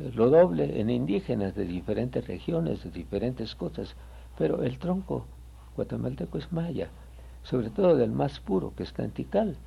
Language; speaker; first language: Spanish; native; Spanish